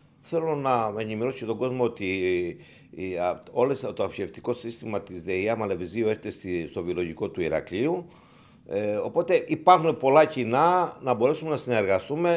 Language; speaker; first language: Greek; native; Greek